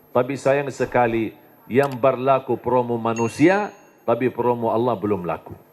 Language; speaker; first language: Indonesian; non-native, fluent; Arabic